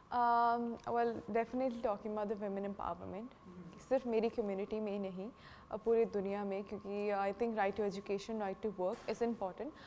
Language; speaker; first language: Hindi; non-native, local second language; Punjabi